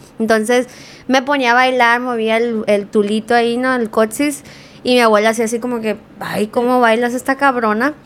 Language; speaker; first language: Spanish; early bilingual, heritage; Spanish